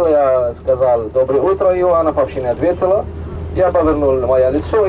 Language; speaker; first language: Russian; non-native, learner; Arabic